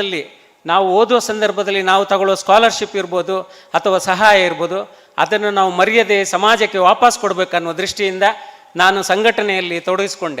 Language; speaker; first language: Kannada; native; Kannada